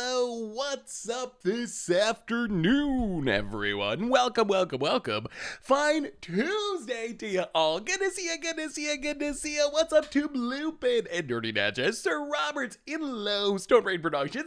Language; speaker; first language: English; native; English